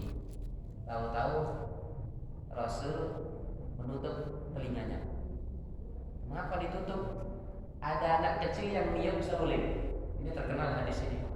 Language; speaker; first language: Indonesian; native; Indonesian